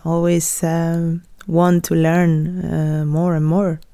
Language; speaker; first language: English; non-native, fluent; Spanish